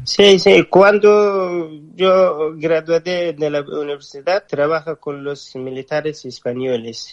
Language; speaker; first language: Spanish; non-native, learner; Persian